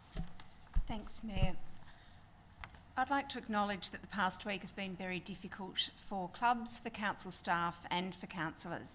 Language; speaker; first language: English; native; English